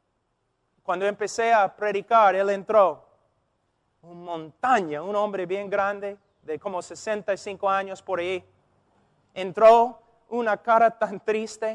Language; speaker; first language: Spanish; non-native, fluent; English